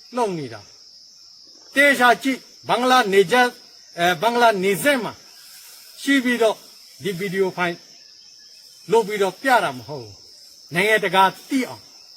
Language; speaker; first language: Burmese; non-native, local second language; Rohingya